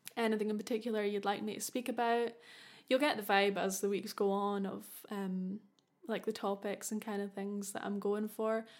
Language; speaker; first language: English; native; English